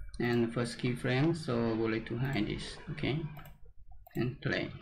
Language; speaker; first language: English; non-native, learner; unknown